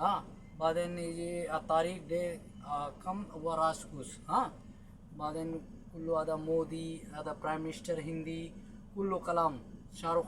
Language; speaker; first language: Arabic; non-native, learner; Hindi